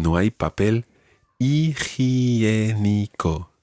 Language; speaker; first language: Spanish; non-native, fluent; English